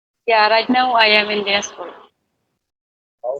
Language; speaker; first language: English; non-native, learner; Bangla